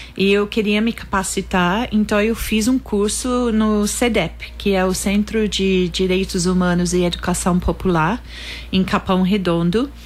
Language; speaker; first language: Portuguese; non-native, fluent; English